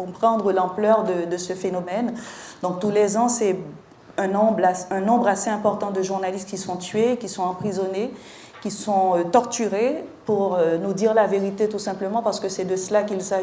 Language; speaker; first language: French; non-native, local second language; Haitian Creole